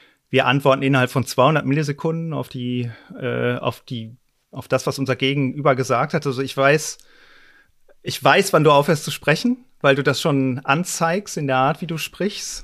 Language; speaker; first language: German; native; German